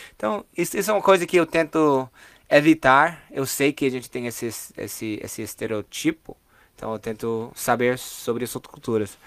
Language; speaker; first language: Portuguese; non-native, fluent; English